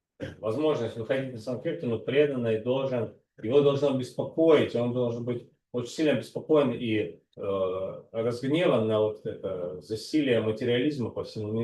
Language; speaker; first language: Russian; native; Russian